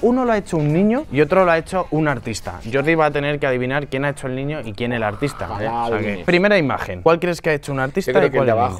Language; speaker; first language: Spanish; native; Spanish